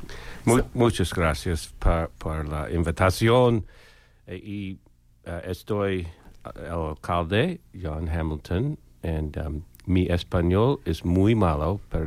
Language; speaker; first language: Spanish; non-native, learner; English